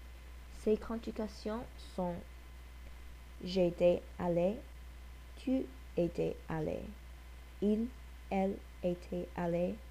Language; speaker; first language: French; non-native, learner; English